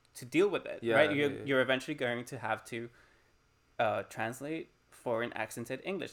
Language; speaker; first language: English; early bilingual, other home language; Spanish